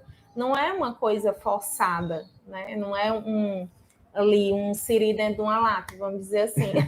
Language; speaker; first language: Portuguese; native; Portuguese